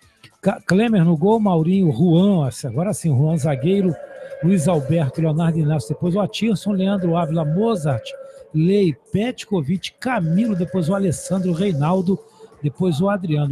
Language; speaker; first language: Portuguese; native; Portuguese